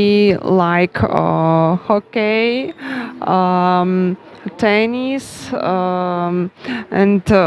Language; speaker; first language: English; non-native, learner; Russian